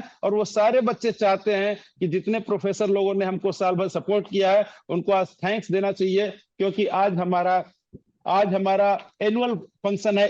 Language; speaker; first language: Hindi; native; Hindi